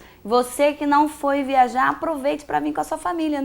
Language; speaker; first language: Portuguese; native; Portuguese